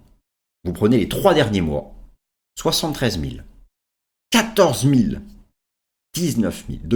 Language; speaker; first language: French; native; French